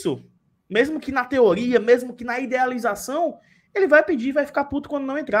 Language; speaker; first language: Portuguese; native; Portuguese